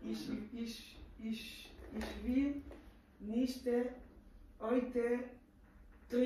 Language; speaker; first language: German; non-native, learner; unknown